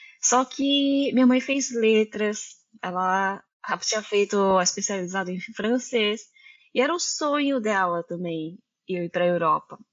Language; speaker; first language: Portuguese; early bilingual, heritage; Japanese